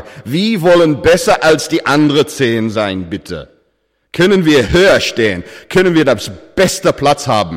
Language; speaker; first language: German; non-native, fluent; English